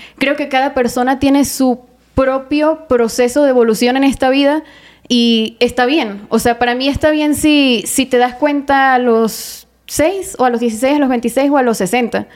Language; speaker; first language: Spanish; native; Spanish